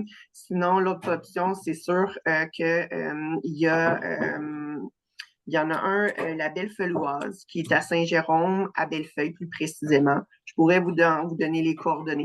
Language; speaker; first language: French; native; French